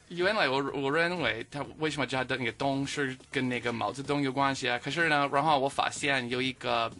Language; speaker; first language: Chinese; non-native, fluent; English